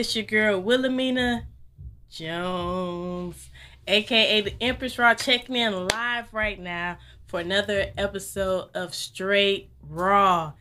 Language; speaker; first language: English; native; English